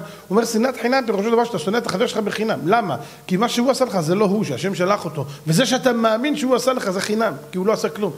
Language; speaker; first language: Hebrew; native; Hebrew